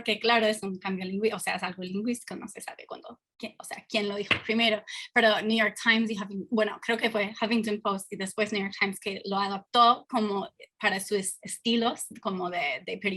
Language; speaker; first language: Spanish; non-native, fluent; English